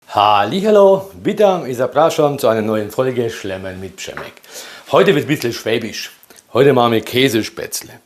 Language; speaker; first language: German; early bilingual, other home language; Polish